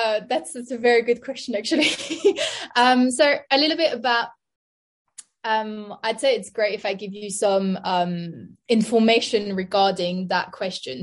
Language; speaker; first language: English; non-native, fluent; French